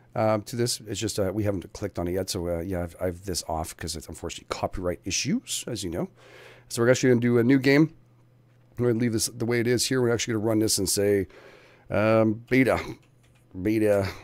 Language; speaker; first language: English; native; English